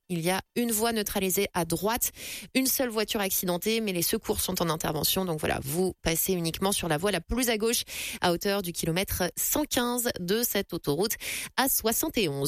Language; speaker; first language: French; native; French